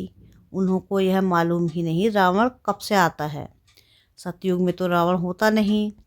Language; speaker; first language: Hindi; native; Hindi